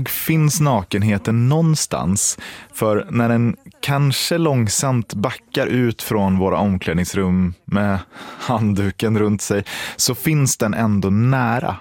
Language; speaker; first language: Swedish; native; Swedish